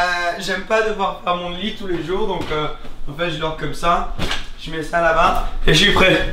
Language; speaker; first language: French; native; French